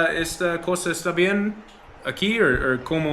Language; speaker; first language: Spanish; non-native, learner; English